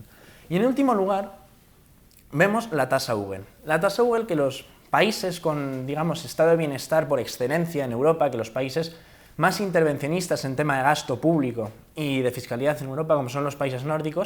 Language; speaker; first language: Spanish; native; Spanish